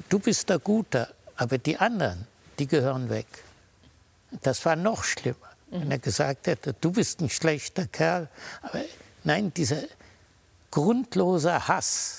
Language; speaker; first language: German; early bilingual, heritage; German